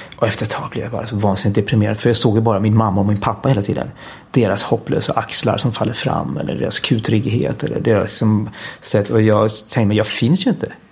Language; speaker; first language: Swedish; early bilingual, heritage; Swedish